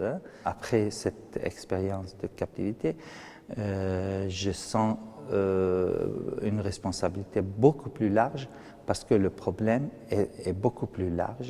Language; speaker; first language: French; non-native, fluent; Arabic